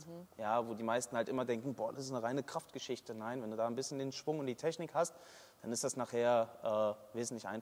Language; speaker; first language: German; native; German